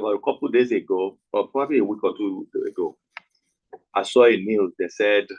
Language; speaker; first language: English; non-native, local second language; Yoruba